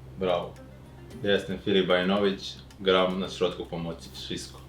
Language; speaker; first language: Polish; non-native, learner; Serbian